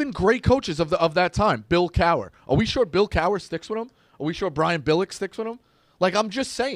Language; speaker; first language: English; native; English